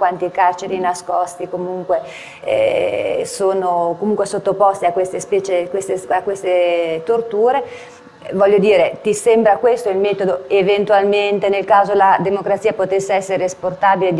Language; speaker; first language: Italian; native; Italian